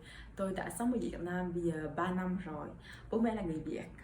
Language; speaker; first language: Vietnamese; early bilingual, heritage; French